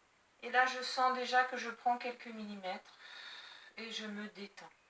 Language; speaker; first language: French; native; French